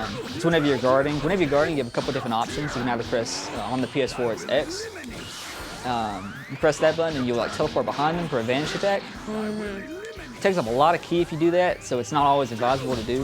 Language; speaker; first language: English; native; English